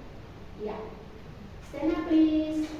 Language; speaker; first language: English; non-native, learner; Indonesian